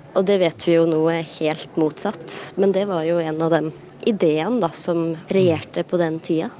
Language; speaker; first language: Norwegian; native; Norwegian